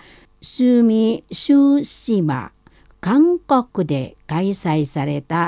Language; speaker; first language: Japanese; non-native, learner; Indonesian